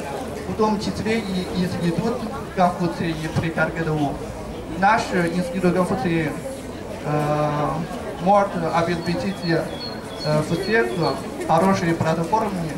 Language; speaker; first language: Russian; non-native, fluent; Chinese